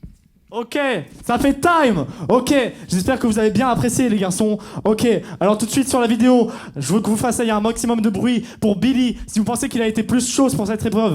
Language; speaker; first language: French; native; French